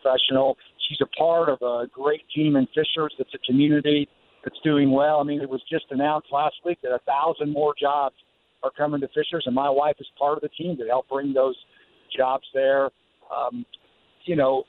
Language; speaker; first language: English; native; English